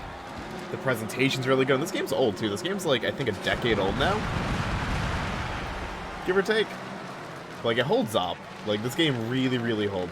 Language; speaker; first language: English; native; English